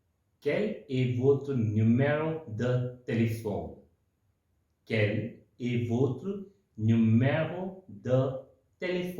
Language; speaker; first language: French; non-native, fluent; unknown